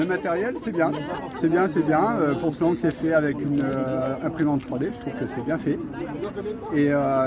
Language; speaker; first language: French; native; French